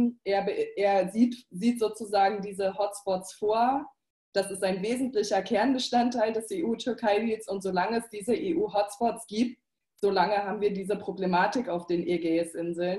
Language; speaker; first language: German; native; German